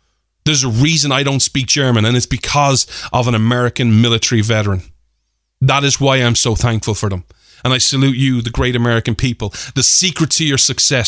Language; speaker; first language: English; native; English